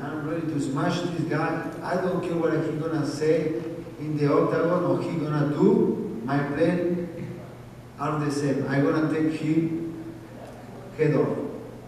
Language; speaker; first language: English; non-native, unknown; Spanish